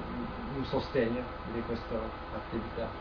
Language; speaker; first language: Italian; non-native, learner; Japanese